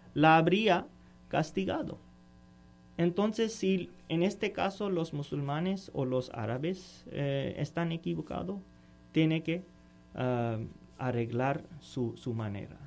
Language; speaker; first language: Spanish; non-native, learner; Urdu